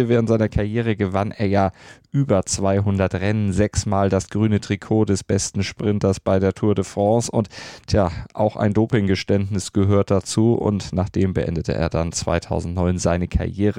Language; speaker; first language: German; native; German